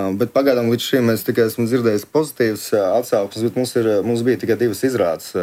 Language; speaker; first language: Latvian; early bilingual, other home language; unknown